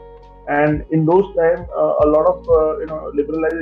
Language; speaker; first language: English; non-native, local second language; Gujarati